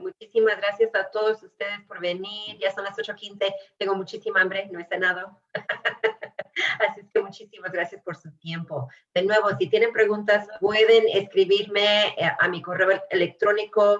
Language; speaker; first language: Spanish; early bilingual, other home language; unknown